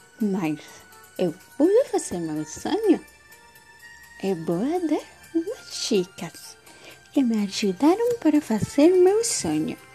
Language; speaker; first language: Portuguese; non-native, learner; Spanish